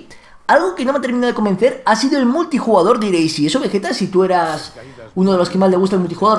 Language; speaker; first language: Spanish; native; Spanish